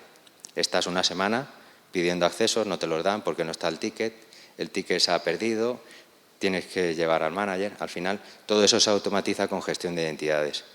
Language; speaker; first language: Spanish; native; Spanish